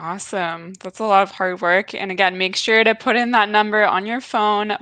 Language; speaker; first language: English; native; English